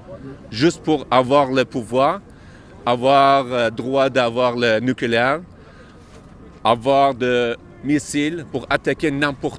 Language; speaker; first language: French; non-native, local second language; Persian